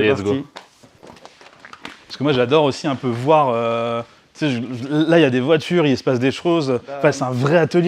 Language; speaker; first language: French; native; French